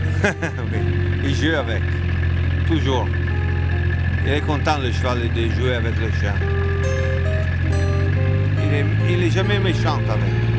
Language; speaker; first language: French; non-native, fluent; Italian